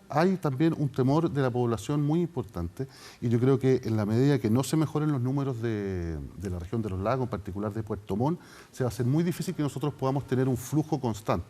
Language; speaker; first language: Spanish; native; Spanish